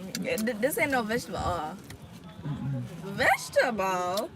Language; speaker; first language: English; native; English